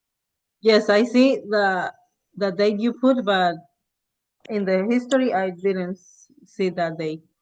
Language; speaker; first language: English; non-native, learner; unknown